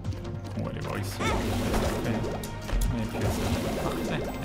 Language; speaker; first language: French; native; French